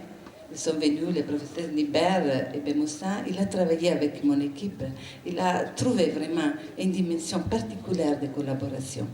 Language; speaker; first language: French; non-native, learner; Italian